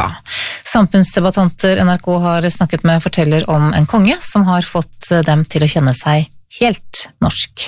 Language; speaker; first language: Norwegian; native; Norwegian